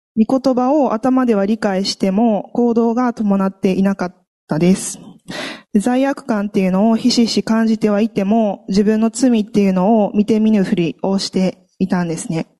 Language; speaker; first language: Japanese; native; Japanese